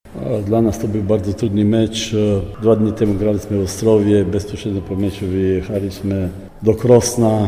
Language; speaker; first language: Polish; non-native, fluent; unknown